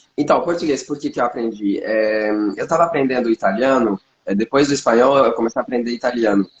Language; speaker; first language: Portuguese; non-native, fluent; French